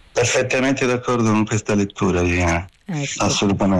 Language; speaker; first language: Italian; native; Italian